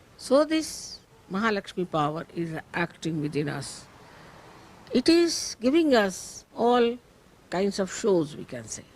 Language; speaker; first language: English; non-native, local second language; Marathi